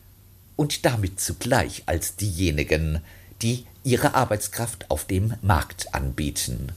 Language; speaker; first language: German; native; German